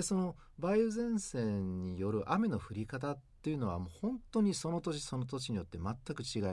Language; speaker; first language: Japanese; native; Japanese